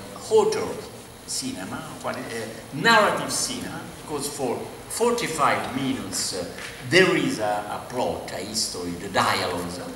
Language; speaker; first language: English; non-native, learner; Italian